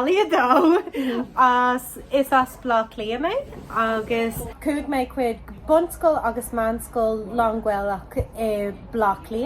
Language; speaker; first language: Irish; non-native, local second language; English